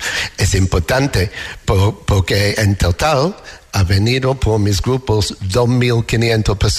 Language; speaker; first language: Spanish; non-native, learner; English